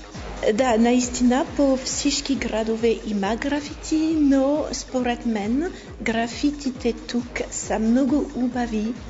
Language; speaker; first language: Bulgarian; non-native, fluent; French